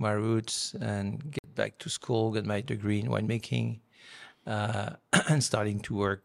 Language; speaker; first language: English; non-native, fluent; French